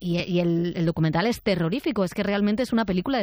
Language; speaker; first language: Spanish; native; Spanish